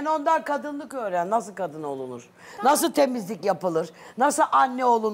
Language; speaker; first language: Turkish; native; Turkish